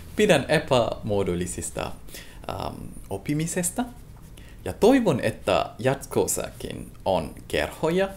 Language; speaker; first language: Finnish; non-native, fluent; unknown